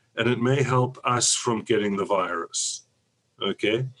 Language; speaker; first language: English; native; English